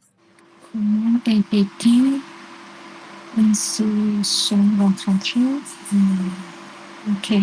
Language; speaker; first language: French; non-native, learner; Vietnamese